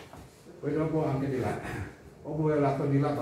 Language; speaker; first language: Italian; non-native, learner; Indonesian